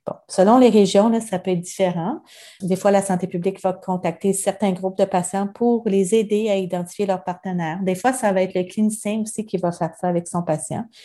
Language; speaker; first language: French; native; French